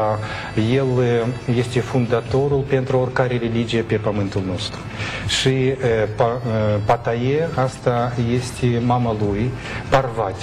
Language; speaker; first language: Romanian; non-native, learner; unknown